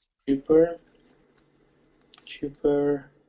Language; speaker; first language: English; non-native, learner; Ukrainian